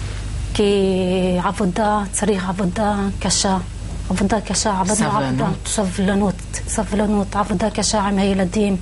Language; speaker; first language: Hebrew; non-native, local second language; Arabic